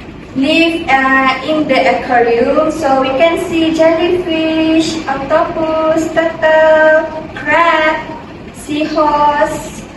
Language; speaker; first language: English; non-native, local second language; Malay